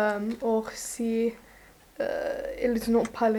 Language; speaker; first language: French; non-native, learner; English